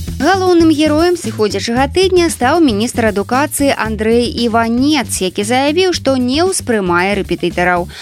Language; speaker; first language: Belarusian; non-native, local second language; Russian